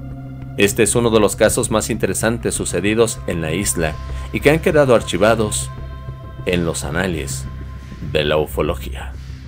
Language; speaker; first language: Spanish; native; Spanish